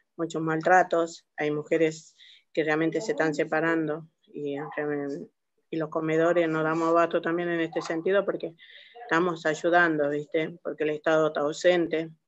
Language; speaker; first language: Spanish; native; Spanish